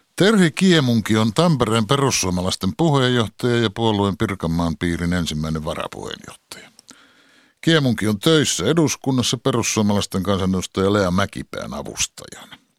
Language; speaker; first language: Finnish; native; Finnish